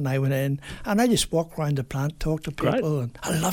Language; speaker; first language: English; native; English